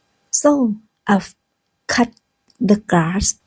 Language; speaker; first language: English; non-native, learner; Thai